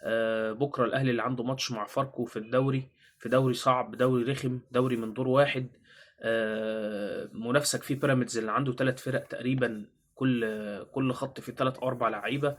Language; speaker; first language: Arabic; native; Arabic